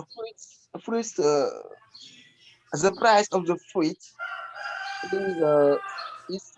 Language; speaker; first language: English; non-native, learner; French